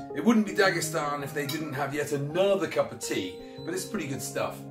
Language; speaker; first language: English; native; English